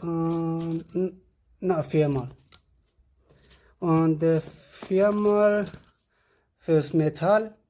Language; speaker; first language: German; non-native, learner; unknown